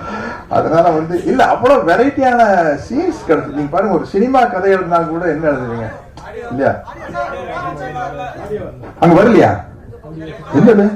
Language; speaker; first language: Tamil; native; Tamil